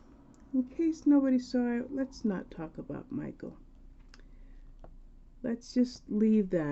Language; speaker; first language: English; native; English